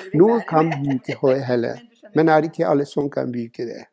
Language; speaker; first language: Norwegian; non-native, fluent; Spanish